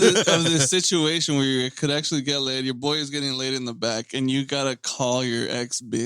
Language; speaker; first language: English; native; English